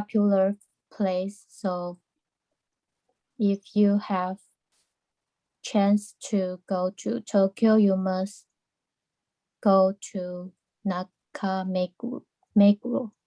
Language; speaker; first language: English; non-native, learner; Chinese